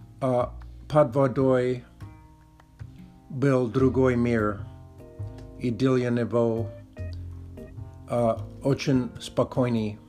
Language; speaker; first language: Czech; non-native, learner; Russian